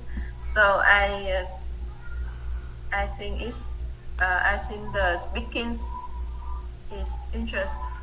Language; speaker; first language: English; non-native, learner; Vietnamese